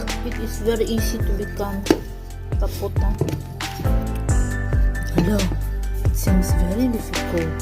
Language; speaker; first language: English; non-native, local second language; Filipino